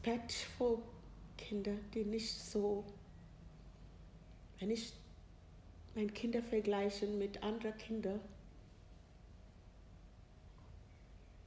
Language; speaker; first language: German; non-native, learner; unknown